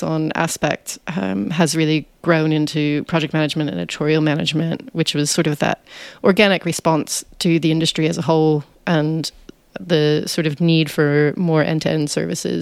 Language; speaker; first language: English; native; English